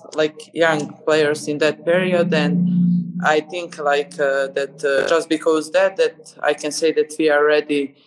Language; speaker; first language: English; non-native, fluent; Serbian